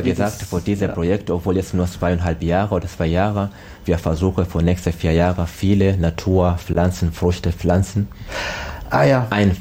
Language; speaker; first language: German; non-native, learner; Swahili